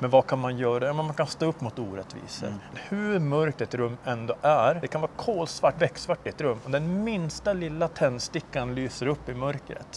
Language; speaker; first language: Swedish; native; Swedish